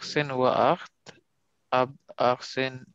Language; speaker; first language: German; non-native, learner; Urdu